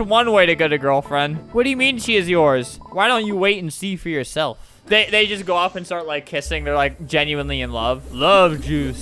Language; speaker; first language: English; native; English